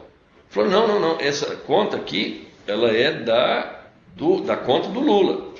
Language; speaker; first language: Portuguese; native; Portuguese